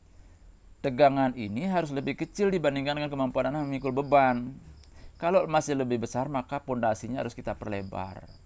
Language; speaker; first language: Indonesian; native; Indonesian